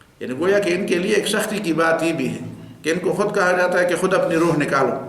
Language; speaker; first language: Urdu; non-native, local second language; Pashto